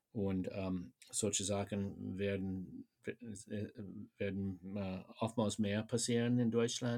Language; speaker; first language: German; non-native, fluent; English